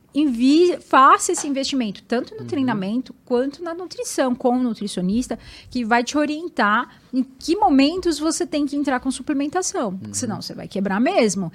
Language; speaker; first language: Portuguese; native; Portuguese